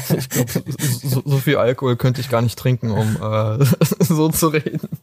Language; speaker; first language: German; native; German